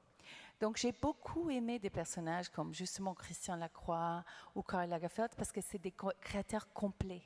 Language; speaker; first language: French; non-native, fluent; English